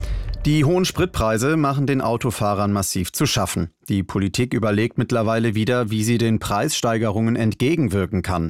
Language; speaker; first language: German; native; German